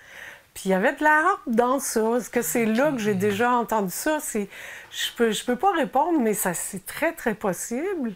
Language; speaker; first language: French; native; French